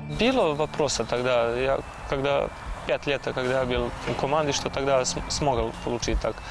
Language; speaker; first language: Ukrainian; non-native, learner; Serbian